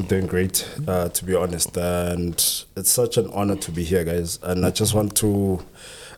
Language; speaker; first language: English; non-native, local second language; Southern Sotho